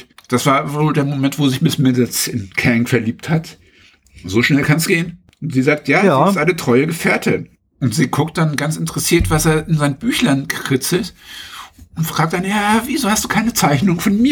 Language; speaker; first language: German; native; German